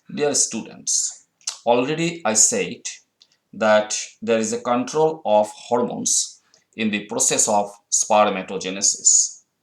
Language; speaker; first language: English; non-native, local second language; Bangla